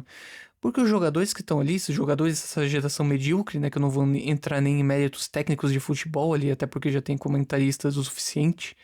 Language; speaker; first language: Portuguese; native; Portuguese